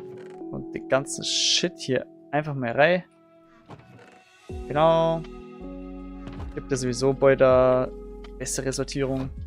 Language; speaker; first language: German; native; German